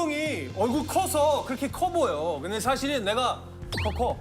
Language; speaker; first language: Korean; non-native, learner; French